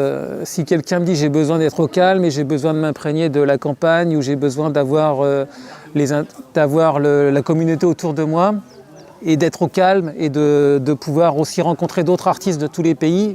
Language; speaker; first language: French; native; French